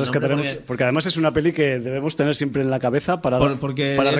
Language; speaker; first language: Spanish; native; Spanish